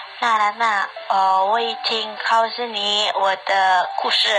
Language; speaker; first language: Chinese; non-native, learner; Indonesian